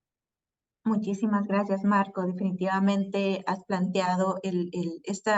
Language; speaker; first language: Spanish; native; Spanish